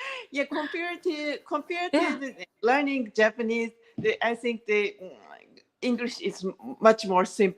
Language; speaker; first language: English; non-native, learner; Japanese